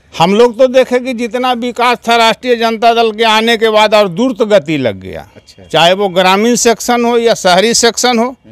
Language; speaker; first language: Hindi; native; Hindi